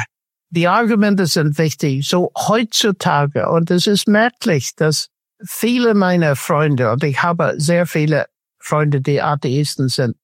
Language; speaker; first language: German; non-native, fluent; English